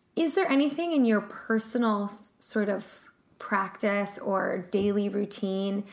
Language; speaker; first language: English; native; English